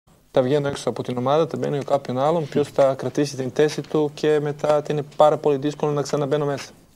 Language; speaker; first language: Greek; non-native, fluent; Serbian